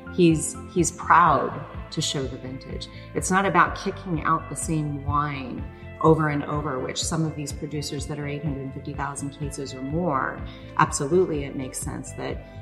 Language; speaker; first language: English; native; English